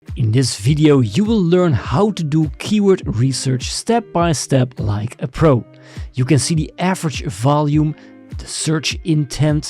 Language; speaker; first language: English; non-native, fluent; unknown